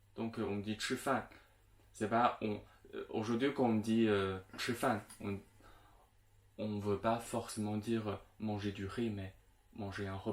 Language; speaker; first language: French; non-native, fluent; Chinese